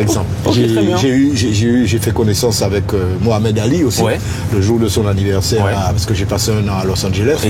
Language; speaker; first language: French; native; French